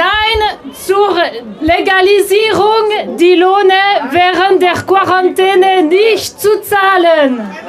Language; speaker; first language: German; non-native, local second language; French